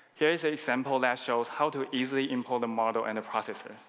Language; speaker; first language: English; non-native, fluent; Chinese